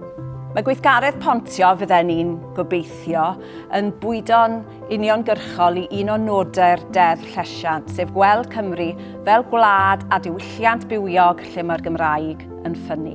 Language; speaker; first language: Welsh; native; Welsh